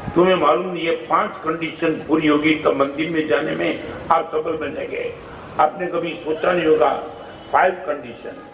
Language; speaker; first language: Hindi; non-native, local second language; Gujarati